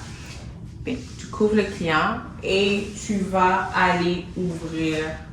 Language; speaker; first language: French; native; French